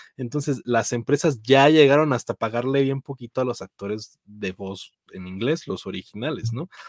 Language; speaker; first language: Spanish; native; Spanish